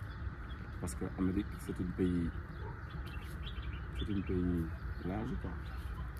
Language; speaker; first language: French; non-native, local second language; Wolof